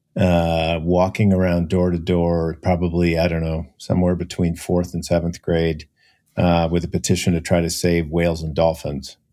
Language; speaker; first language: English; native; English